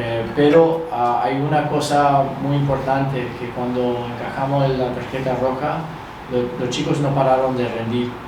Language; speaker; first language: Spanish; early bilingual, other home language; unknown